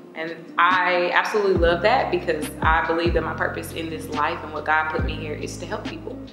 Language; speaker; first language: English; native; English